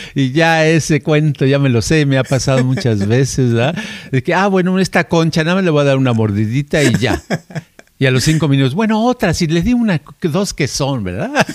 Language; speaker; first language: Spanish; native; Spanish